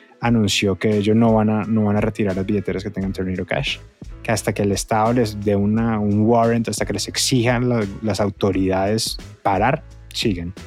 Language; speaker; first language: Spanish; native; Spanish